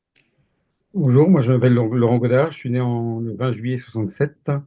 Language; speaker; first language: French; native; French